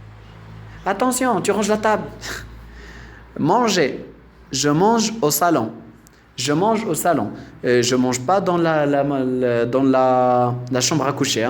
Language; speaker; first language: French; non-native, local second language; Arabic